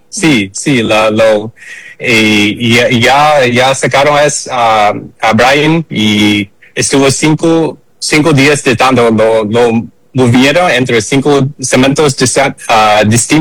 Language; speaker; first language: Spanish; early bilingual, heritage; English